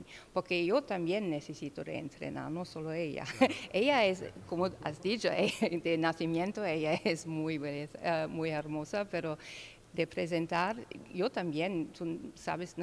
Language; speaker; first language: Spanish; non-native, learner; German